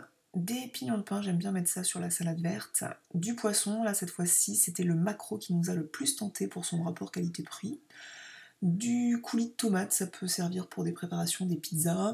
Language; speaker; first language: French; native; French